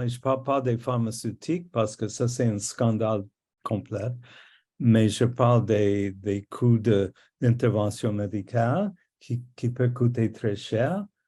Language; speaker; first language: French; non-native, local second language; English